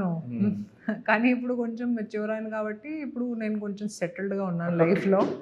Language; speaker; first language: Telugu; non-native, local second language; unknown